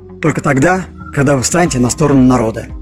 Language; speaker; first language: Russian; native; Russian